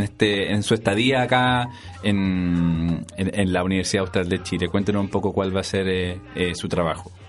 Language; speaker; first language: Spanish; native; Spanish